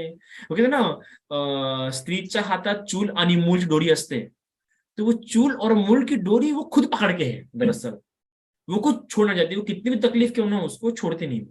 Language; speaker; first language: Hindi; non-native, local second language; Marathi